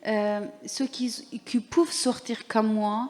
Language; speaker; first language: French; non-native, learner; Persian